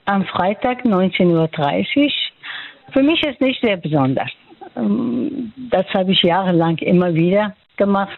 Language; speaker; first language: German; non-native, fluent; Persian